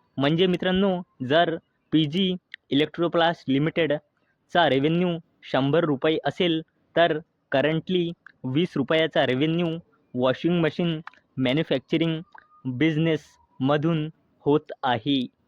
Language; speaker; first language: Marathi; native; Marathi